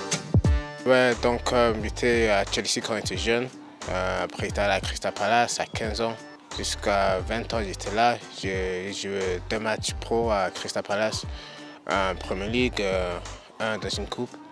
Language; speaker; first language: French; early bilingual, heritage; English